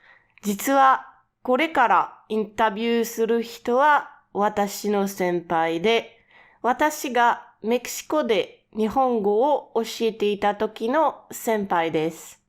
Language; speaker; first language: Japanese; non-native, learner; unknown